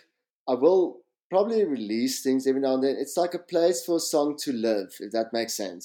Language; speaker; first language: English; native; English